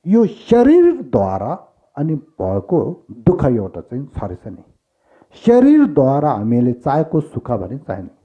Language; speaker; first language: Nepali; non-native, local second language; Tibetan